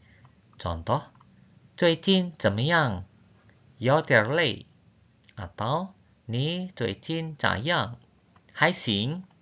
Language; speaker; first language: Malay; non-native, fluent; Chinese